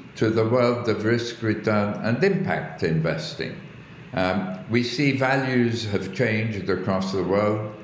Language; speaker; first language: English; early bilingual, other home language; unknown